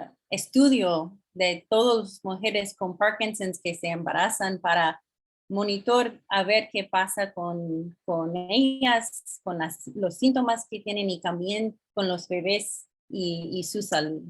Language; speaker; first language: Spanish; non-native, fluent; English